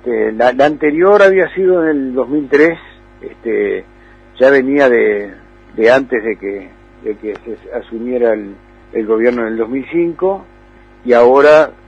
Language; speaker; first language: Spanish; native; Spanish